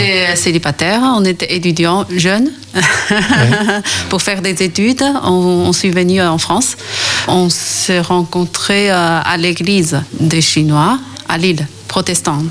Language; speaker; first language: French; non-native, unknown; Chinese